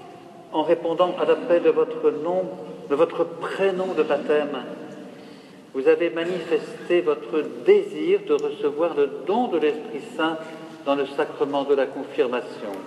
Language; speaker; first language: French; native; French